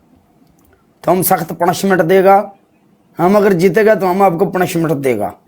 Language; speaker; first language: Hindi; non-native, local second language; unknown